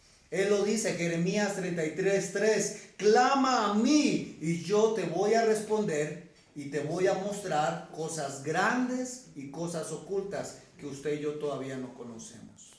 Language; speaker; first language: Spanish; native; Spanish